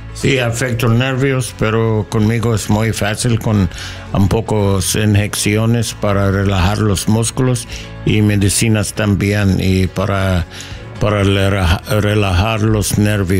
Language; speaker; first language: Spanish; non-native, learner; English